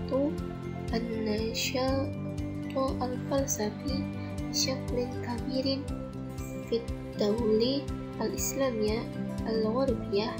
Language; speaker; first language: Arabic; non-native, learner; Indonesian